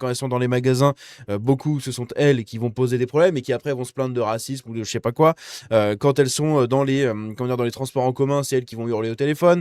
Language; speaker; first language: French; native; French